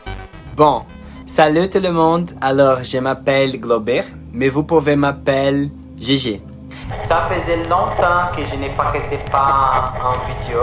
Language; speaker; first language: French; non-native, learner; Portuguese